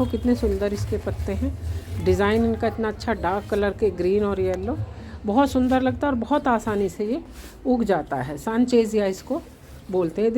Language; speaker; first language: Hindi; native; Hindi